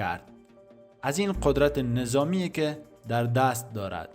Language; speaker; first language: Persian; native; Persian